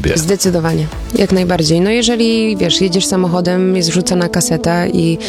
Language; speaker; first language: Polish; early bilingual, heritage; Polish